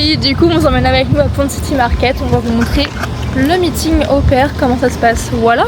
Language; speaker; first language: French; native; French